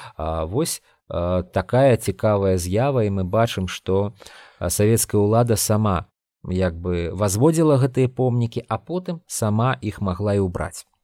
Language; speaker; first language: Belarusian; non-native, local second language; Russian